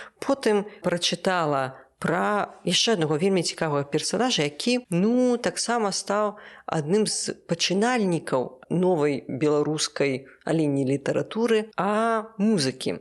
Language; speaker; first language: Belarusian; native; Belarusian